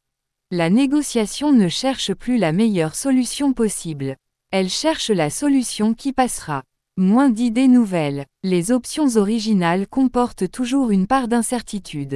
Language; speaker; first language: French; native; French